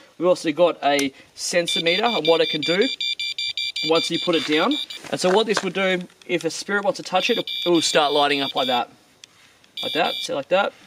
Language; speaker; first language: English; native; English